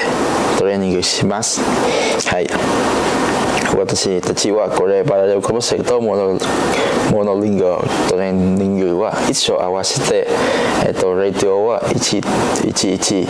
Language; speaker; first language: Japanese; non-native, learner; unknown